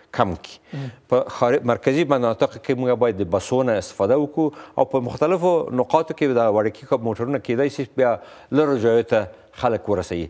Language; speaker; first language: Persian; non-native, local second language; Pashto